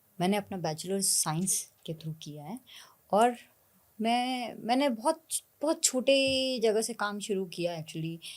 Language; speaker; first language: Hindi; native; Hindi